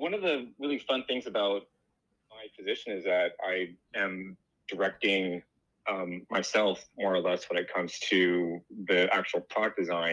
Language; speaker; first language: English; native; English